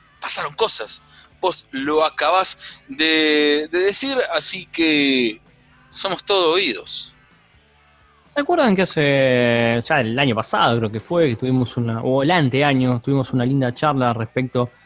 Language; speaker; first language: Spanish; native; Spanish